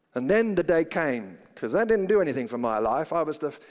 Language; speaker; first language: English; native; English